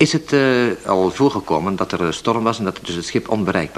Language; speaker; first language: Dutch; native; Dutch